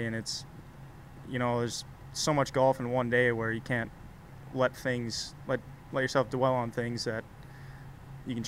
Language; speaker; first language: English; native; English